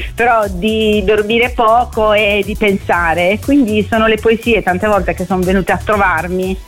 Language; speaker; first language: Italian; native; Italian